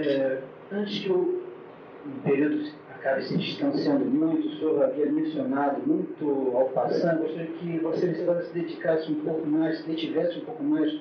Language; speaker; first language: Portuguese; native; Portuguese